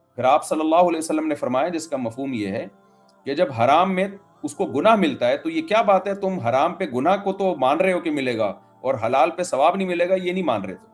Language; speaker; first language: Urdu; native; Urdu